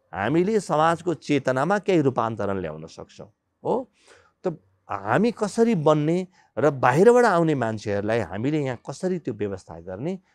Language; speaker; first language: Nepali; native; Nepali